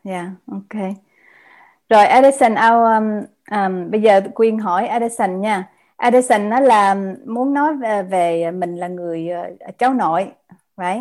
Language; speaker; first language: Vietnamese; native; Vietnamese